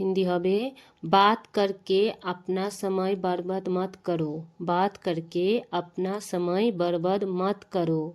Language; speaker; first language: Hindi; non-native, fluent; Bangla